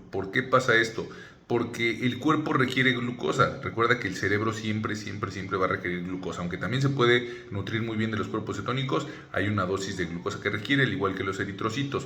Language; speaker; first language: Spanish; native; Spanish